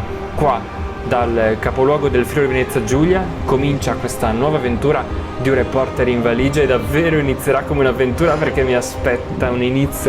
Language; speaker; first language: Italian; native; Italian